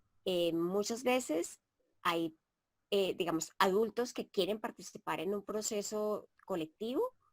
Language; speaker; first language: Spanish; native; Spanish